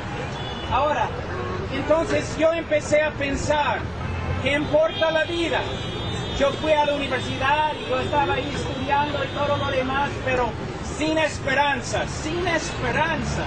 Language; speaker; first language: Spanish; non-native, fluent; English